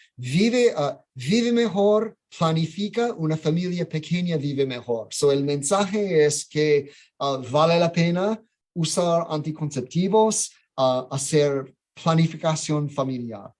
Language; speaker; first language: Spanish; non-native, fluent; English